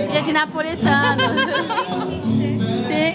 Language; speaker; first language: Italian; non-native, fluent; Portuguese